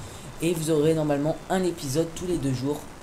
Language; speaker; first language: French; native; French